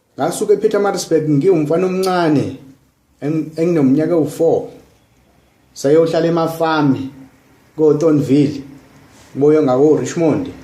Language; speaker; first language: Zulu; non-native, local second language; English